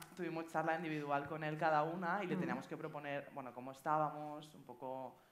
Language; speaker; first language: Spanish; native; Spanish